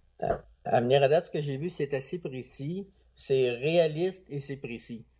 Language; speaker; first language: French; native; French